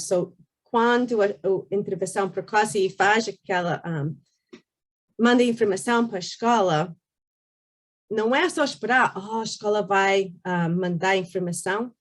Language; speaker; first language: Portuguese; early bilingual, heritage; Portuguese